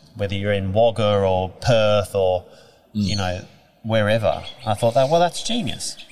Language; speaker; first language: English; native; English